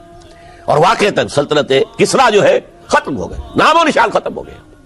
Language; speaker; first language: Urdu; native; Urdu